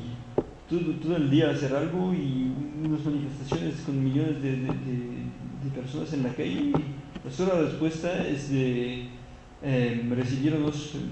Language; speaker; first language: Spanish; non-native, fluent; French